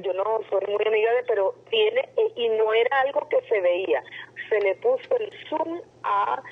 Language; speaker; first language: Spanish; native; Spanish